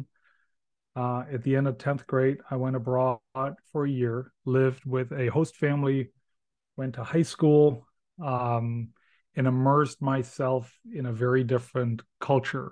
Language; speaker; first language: English; non-native, fluent; German